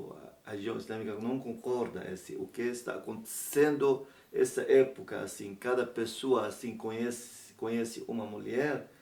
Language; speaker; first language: Portuguese; non-native, learner; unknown